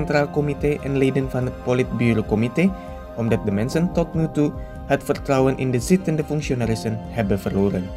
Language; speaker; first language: Dutch; non-native, fluent; Indonesian